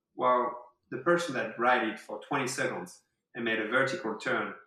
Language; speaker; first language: English; non-native, fluent; French